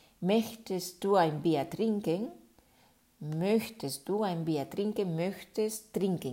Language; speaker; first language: German; non-native, fluent; Spanish